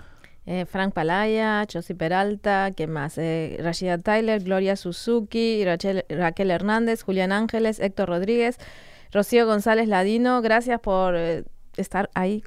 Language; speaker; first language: Spanish; native; Spanish